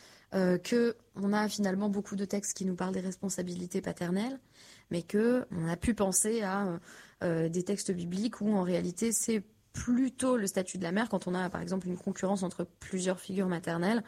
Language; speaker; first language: French; native; French